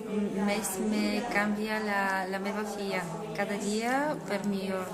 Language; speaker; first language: Catalan; non-native, local second language; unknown